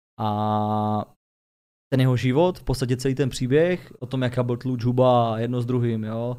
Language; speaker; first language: Czech; native; Czech